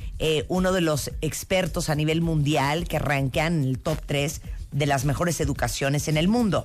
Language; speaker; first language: Spanish; native; Spanish